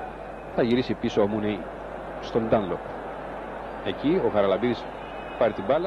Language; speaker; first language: Greek; native; Greek